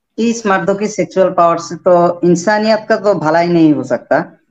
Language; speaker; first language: Hindi; non-native, learner; Bangla